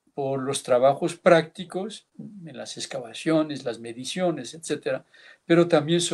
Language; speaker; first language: Spanish; early bilingual, heritage; Basque